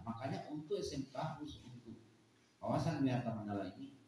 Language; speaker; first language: Indonesian; native; Indonesian